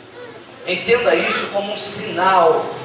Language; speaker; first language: Portuguese; native; Portuguese